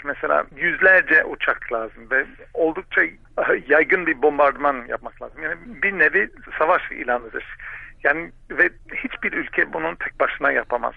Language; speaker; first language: Turkish; non-native, fluent; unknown